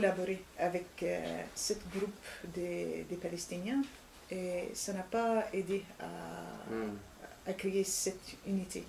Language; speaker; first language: French; non-native, fluent; Arabic